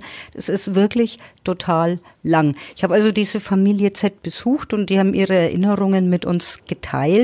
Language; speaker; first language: German; native; German